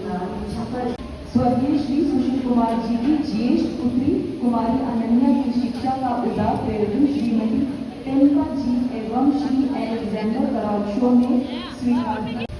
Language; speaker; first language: Hindi; non-native, local second language; Tibetan